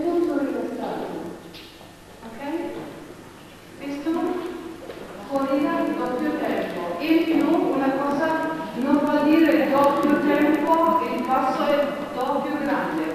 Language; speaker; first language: Italian; non-native, fluent; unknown